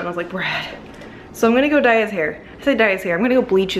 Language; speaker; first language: English; native; English